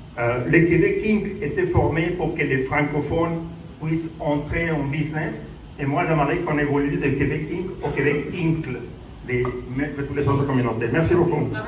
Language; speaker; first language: French; non-native, fluent; Spanish